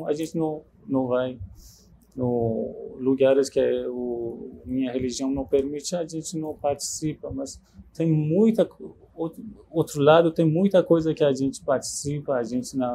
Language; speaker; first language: Portuguese; non-native, learner; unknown